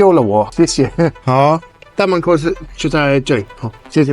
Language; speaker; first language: Chinese; non-native, learner; English